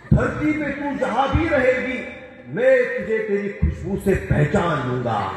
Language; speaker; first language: Hindi; non-native, local second language; Marathi